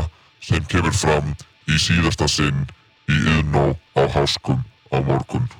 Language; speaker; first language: Icelandic; native; Icelandic